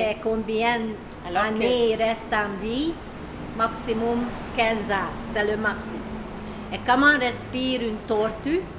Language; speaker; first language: French; non-native, learner; Hungarian